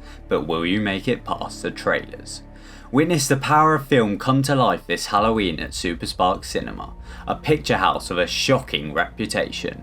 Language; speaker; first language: English; native; English